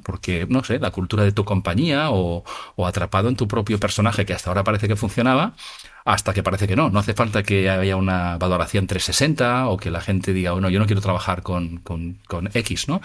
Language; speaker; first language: Spanish; native; Spanish